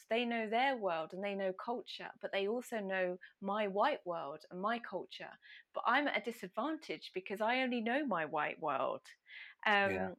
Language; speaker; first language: English; native; English